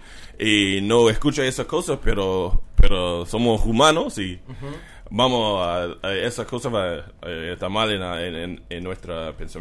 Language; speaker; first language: Spanish; non-native, learner; English